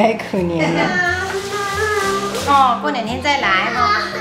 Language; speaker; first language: Chinese; native; Chinese